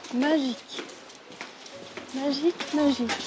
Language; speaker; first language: French; native; French